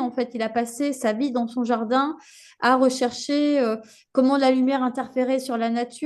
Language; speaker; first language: French; native; French